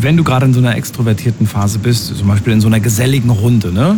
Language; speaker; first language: German; native; German